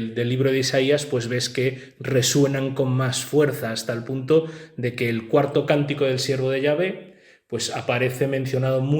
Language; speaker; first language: Spanish; native; Spanish